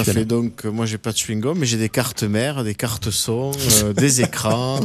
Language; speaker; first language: French; native; French